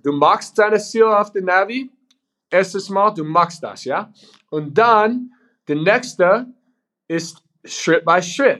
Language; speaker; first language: German; non-native, learner; English